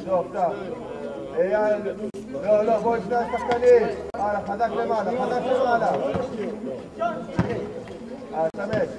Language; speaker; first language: Hebrew; native; Hebrew